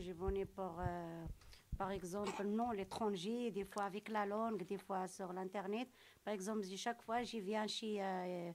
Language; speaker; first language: French; non-native, local second language; Arabic